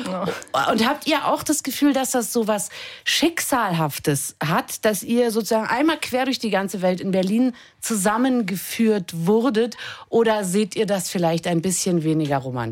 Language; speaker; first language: German; native; German